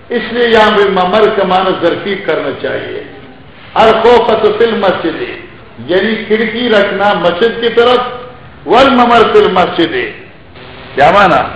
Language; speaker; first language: Urdu; non-native, local second language; Northern Hindko